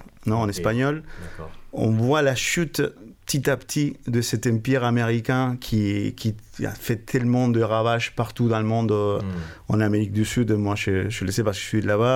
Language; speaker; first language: French; non-native, fluent; Spanish